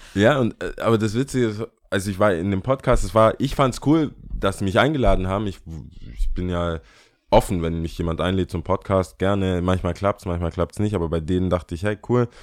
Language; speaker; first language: German; early bilingual, other home language; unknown